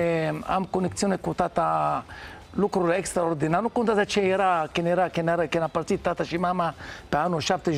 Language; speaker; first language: Romanian; non-native, fluent; Hebrew